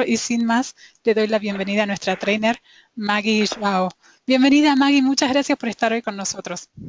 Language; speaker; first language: Spanish; native; Spanish